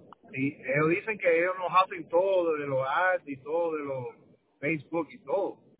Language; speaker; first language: Spanish; early bilingual, heritage; Spanish